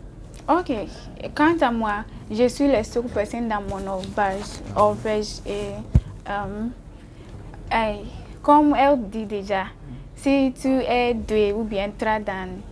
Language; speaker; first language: French; non-native, learner; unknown